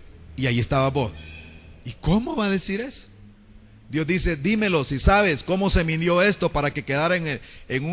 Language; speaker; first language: Spanish; native; Spanish